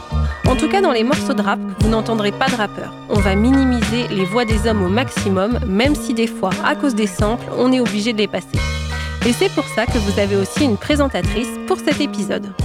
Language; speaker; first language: French; native; French